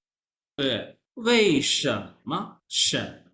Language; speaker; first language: Chinese; non-native, fluent; Urdu